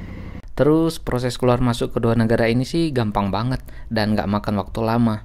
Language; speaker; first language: Indonesian; native; Indonesian